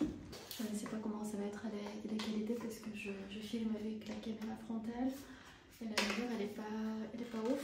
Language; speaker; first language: French; non-native, fluent; Armenian